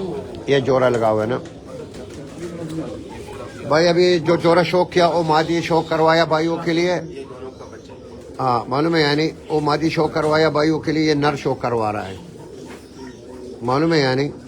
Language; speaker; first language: Hindi; non-native, learner; Arabic